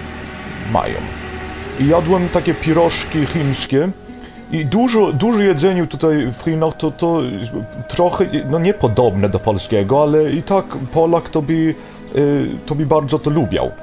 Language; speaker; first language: Polish; early bilingual, heritage; Polish